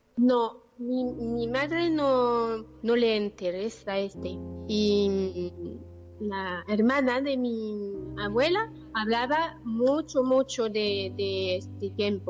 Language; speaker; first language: Spanish; non-native, learner; French